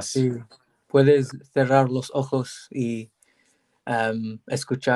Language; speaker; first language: Spanish; non-native, learner; English